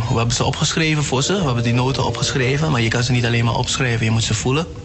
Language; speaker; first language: Dutch; non-native, local second language; English